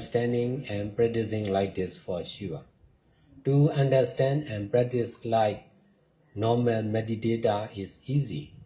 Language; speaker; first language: English; non-native, fluent; Burmese